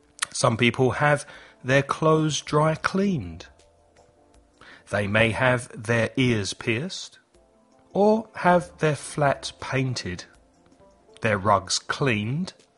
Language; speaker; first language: English; native; English